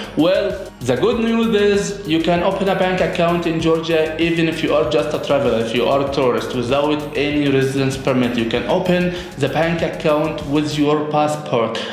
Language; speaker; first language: English; non-native, fluent; Arabic